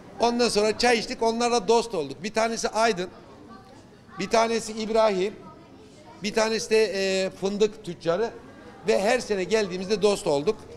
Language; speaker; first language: Turkish; native; Turkish